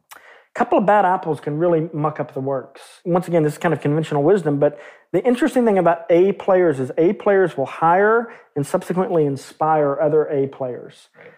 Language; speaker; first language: English; native; English